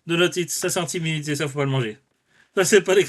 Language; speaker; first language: French; native; French